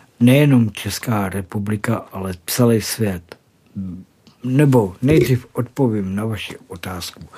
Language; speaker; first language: Czech; native; Czech